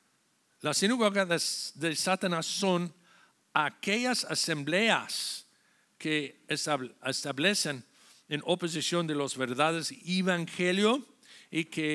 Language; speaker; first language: Spanish; non-native, fluent; English